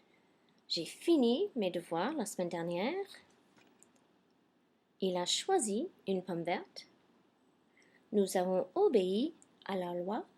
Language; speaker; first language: French; non-native, fluent; English